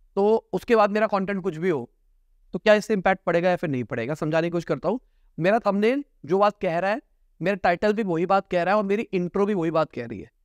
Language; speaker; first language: Hindi; native; Hindi